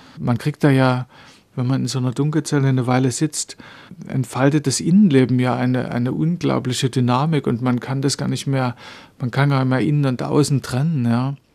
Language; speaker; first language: German; native; German